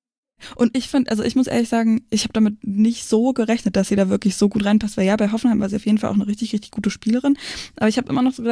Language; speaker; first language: German; native; German